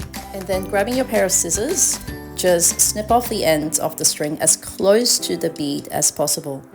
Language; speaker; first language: English; native; English